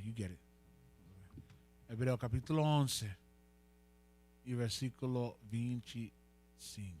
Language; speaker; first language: Portuguese; non-native, learner; Spanish